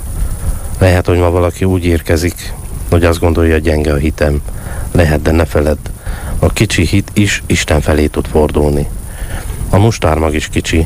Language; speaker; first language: Hungarian; native; Hungarian